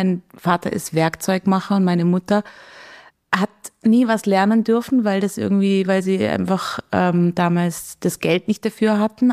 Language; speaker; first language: German; native; German